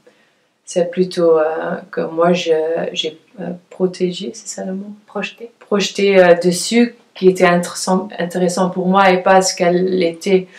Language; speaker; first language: French; non-native, fluent; Dutch